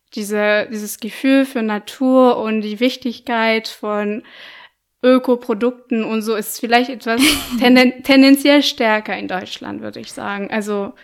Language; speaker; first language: German; non-native, fluent; French